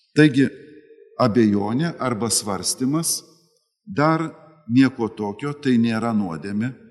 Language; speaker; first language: Lithuanian; native; Lithuanian